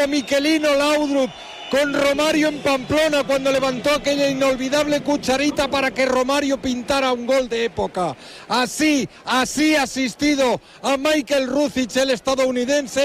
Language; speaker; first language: Spanish; native; Spanish